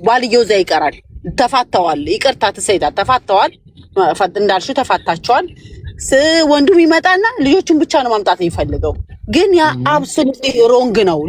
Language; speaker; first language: Amharic; native; Amharic